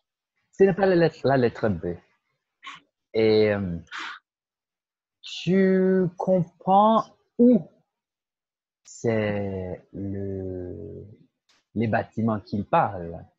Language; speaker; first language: French; non-native, fluent; Portuguese